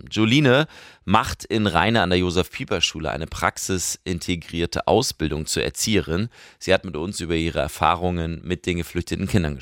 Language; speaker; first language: German; native; German